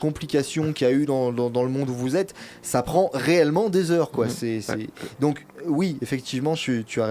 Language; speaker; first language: French; native; French